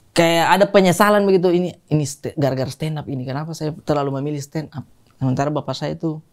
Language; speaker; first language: Indonesian; native; Indonesian